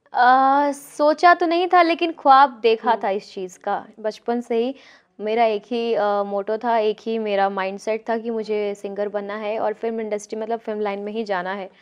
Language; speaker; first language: Hindi; native; Hindi